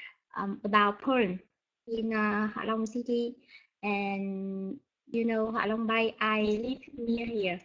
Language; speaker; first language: English; non-native, learner; Vietnamese